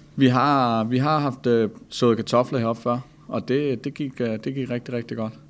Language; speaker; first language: Danish; native; Danish